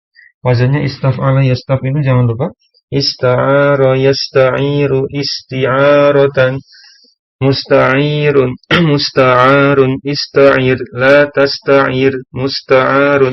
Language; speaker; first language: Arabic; non-native, fluent; Indonesian